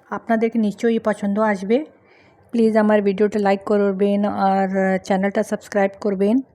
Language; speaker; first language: Bangla; non-native, local second language; Hindi